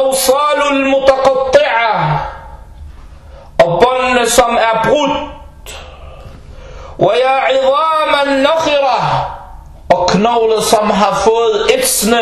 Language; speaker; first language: Danish; early bilingual, other home language; Arabic